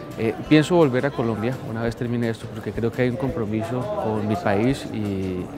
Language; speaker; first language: Spanish; native; Spanish